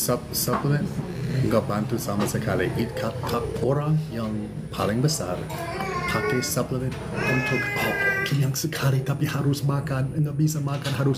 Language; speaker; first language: Indonesian; non-native, learner; English